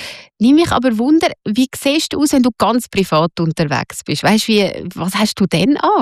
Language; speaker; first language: German; native; German